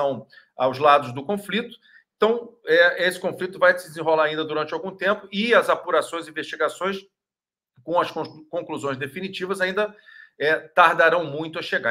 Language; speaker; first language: Portuguese; native; Portuguese